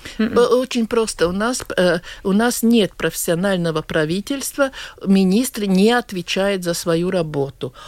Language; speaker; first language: Russian; non-native, local second language; Latvian